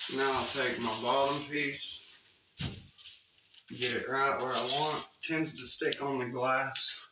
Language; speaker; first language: English; native; English